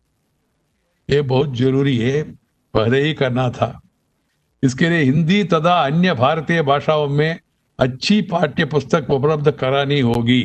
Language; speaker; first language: Hindi; non-native, local second language; Telugu